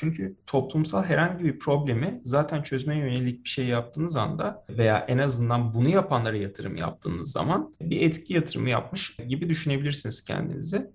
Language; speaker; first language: Turkish; native; Turkish